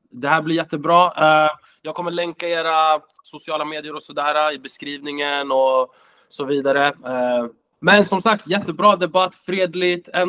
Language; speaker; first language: Swedish; native; Swedish